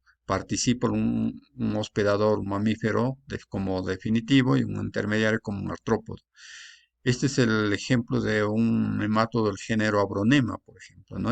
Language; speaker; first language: Spanish; native; Spanish